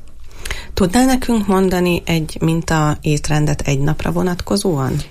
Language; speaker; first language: Hungarian; native; Hungarian